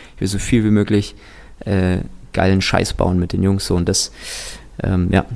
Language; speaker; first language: German; early bilingual, other home language; Russian